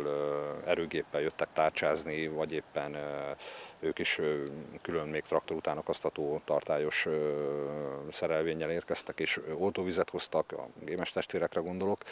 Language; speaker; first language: Hungarian; native; Hungarian